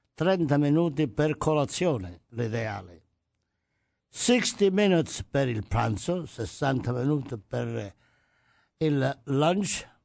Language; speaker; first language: Italian; native; Italian